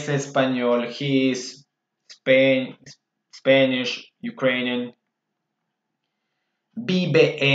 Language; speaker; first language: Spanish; non-native, fluent; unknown